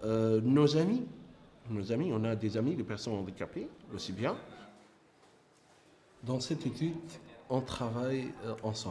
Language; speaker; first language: French; non-native, local second language; Arabic